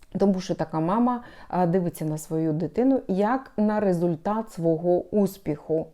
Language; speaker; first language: Ukrainian; non-native, local second language; Russian